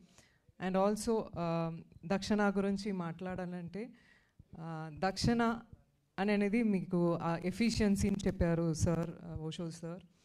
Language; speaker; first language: Telugu; non-native, fluent; Tamil